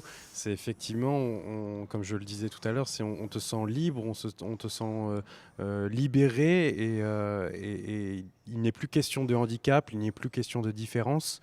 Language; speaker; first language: French; native; French